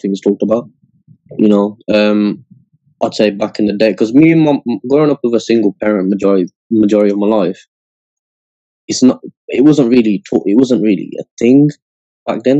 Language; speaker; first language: English; native; English